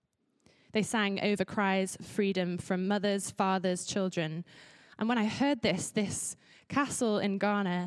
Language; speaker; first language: English; native; English